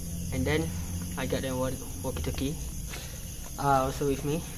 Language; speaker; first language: English; non-native, local second language; Malay